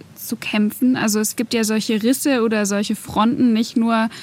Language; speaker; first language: German; early bilingual, other home language; Russian